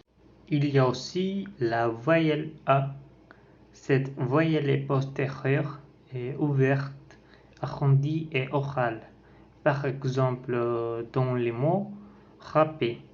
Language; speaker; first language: French; non-native, learner; Spanish